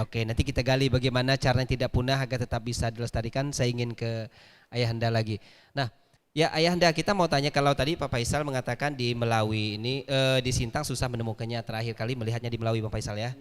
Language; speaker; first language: Malay; native; Malay